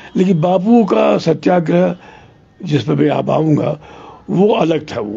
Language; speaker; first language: Hindi; non-native, local second language; Telugu